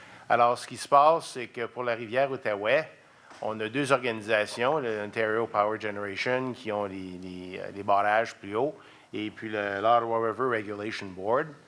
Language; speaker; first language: French; native; French